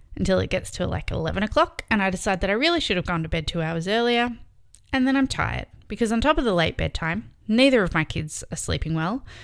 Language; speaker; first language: English; native; English